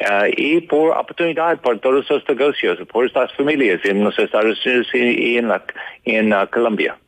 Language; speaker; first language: Spanish; non-native, learner; English